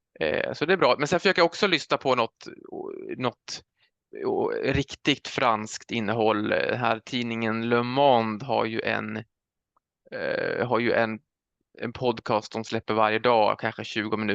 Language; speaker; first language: Swedish; native; Swedish